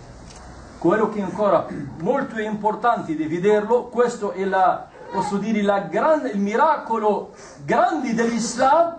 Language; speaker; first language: Italian; non-native, fluent; Arabic